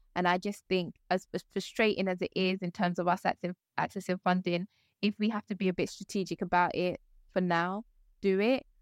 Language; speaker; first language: English; native; English